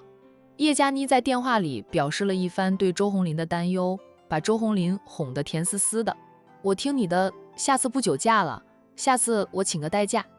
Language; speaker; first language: Chinese; native; Chinese